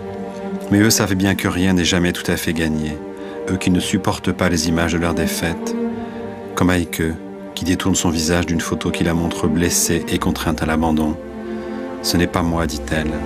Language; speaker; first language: French; native; French